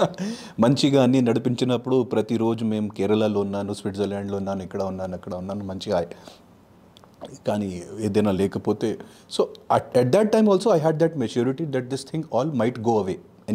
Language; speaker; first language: Telugu; non-native, fluent; Hindi